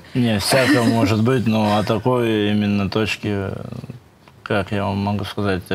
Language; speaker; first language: Russian; native; Russian